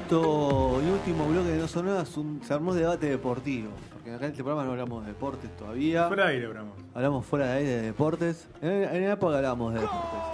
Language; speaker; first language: Spanish; native; Spanish